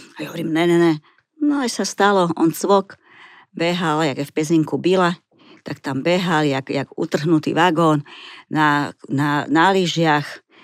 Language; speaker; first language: Slovak; native; Slovak